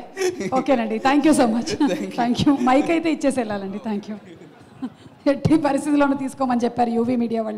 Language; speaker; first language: Telugu; native; Telugu